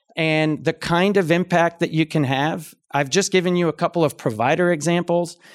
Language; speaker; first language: English; native; English